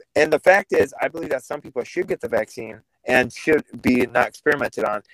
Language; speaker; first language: English; early bilingual, other home language; Russian